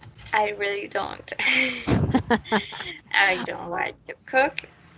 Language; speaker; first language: English; non-native, learner; Spanish